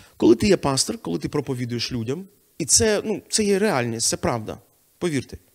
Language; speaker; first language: Ukrainian; non-native, local second language; Russian